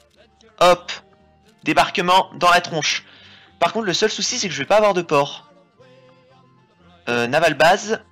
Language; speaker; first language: French; native; French